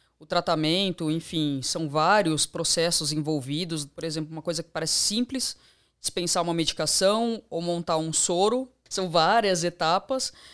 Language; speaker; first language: Portuguese; native; Portuguese